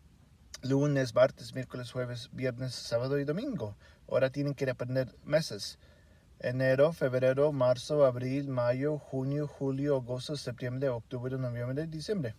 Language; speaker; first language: Spanish; early bilingual, heritage; Spanish